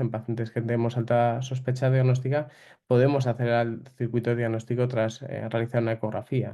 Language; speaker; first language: Spanish; native; Spanish